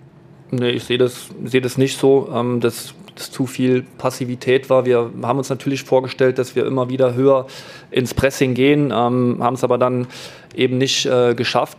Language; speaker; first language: German; native; German